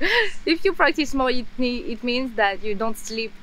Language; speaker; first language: English; non-native, fluent; French